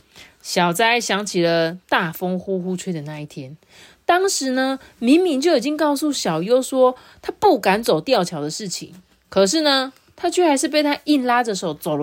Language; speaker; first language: Chinese; native; Chinese